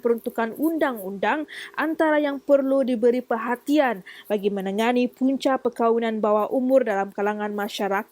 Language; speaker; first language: Malay; native; Malay